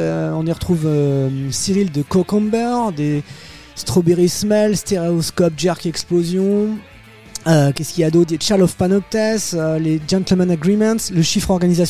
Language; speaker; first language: French; native; French